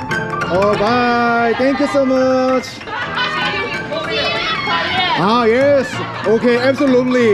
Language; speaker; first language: English; non-native, learner; Korean